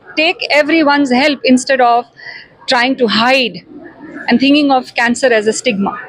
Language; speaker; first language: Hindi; native; Hindi